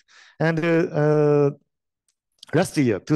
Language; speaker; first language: English; non-native, learner; Japanese